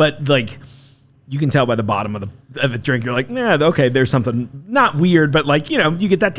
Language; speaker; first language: English; native; English